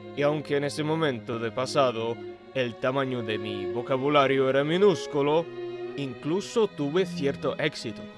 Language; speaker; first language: Spanish; non-native, fluent; Russian